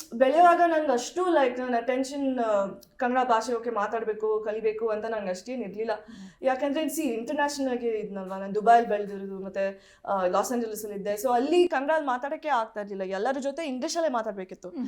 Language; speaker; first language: Kannada; early bilingual, heritage; Kannada